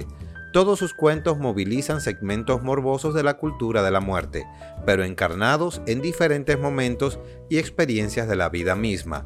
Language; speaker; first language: Spanish; native; Spanish